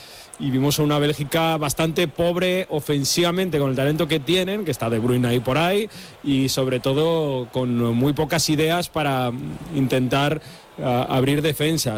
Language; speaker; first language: Spanish; native; Spanish